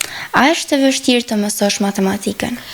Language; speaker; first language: Albanian; native; Albanian